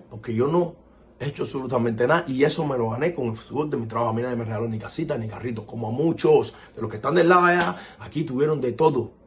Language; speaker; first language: Spanish; native; Spanish